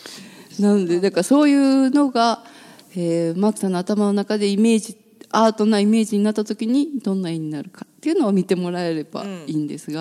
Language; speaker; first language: Japanese; native; Japanese